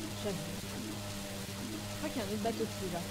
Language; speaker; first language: French; native; French